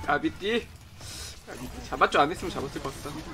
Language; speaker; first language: Korean; native; Korean